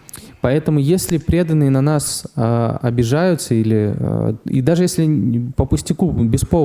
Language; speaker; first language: Russian; native; Russian